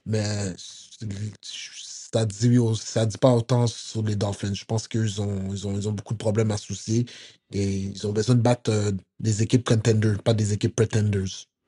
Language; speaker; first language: French; native; French